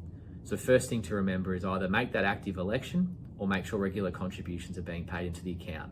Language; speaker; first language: English; native; English